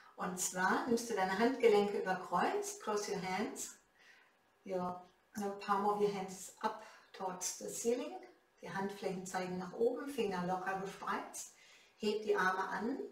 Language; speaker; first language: German; native; German